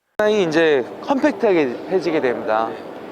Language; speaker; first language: Korean; native; Korean